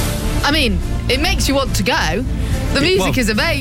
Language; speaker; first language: English; native; English